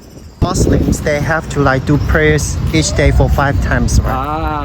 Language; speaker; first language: English; non-native, fluent; Chinese